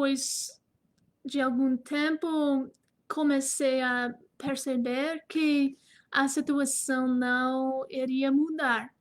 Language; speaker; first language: Portuguese; non-native, fluent; English